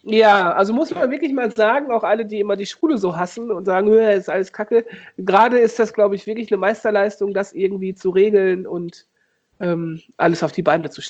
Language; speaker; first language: German; native; German